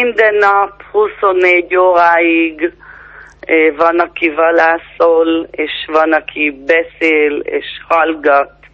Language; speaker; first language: Hungarian; early bilingual, heritage; Hebrew